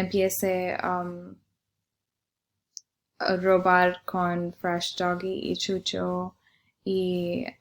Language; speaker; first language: Spanish; non-native, learner; English